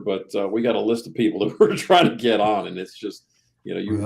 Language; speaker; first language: English; native; English